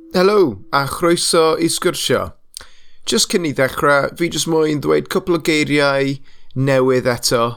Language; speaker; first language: Welsh; non-native, local second language; English